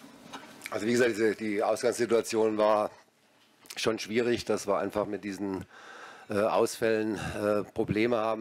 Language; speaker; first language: German; native; German